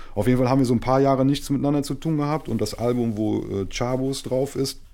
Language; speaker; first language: German; native; German